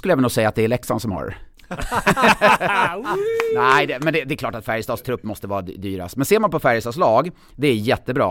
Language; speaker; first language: Swedish; native; Swedish